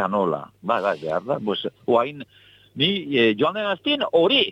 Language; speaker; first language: Basque; native; Basque